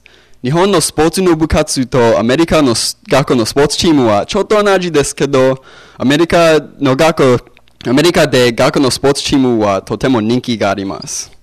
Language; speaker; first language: Japanese; non-native, learner; English